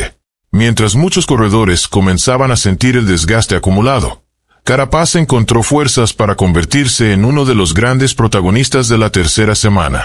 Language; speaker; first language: Spanish; native; Spanish